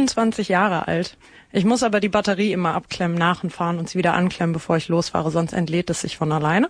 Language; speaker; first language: German; native; German